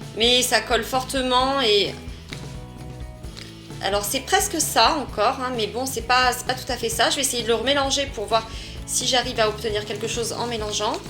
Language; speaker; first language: French; native; French